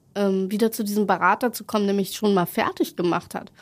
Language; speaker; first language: German; native; German